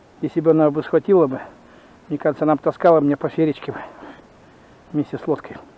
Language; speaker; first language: Russian; native; Russian